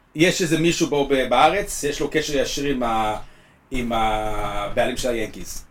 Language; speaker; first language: Hebrew; early bilingual, other home language; English